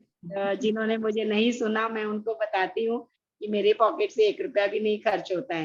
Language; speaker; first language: Hindi; native; Hindi